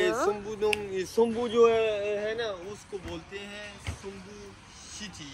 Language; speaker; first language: Korean; non-native, learner; Urdu